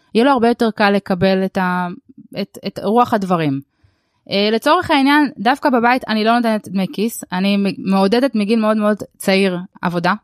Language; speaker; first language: Hebrew; early bilingual, other home language; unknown